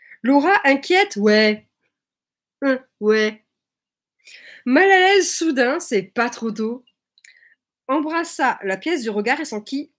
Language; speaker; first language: French; native; French